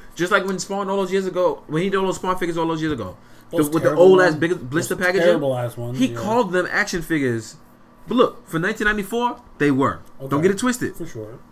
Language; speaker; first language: English; native; English